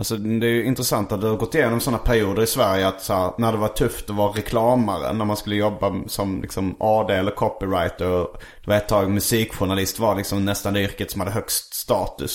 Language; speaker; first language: Swedish; native; Swedish